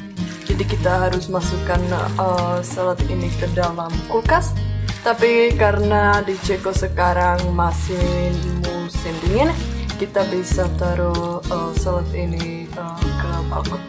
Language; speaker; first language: Indonesian; non-native, fluent; Czech